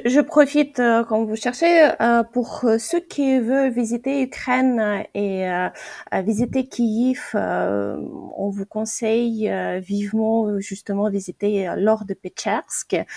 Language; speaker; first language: French; non-native, fluent; Ukrainian